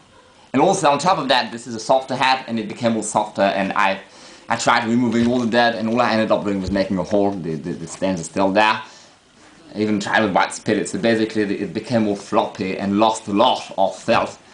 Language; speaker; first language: English; non-native, fluent; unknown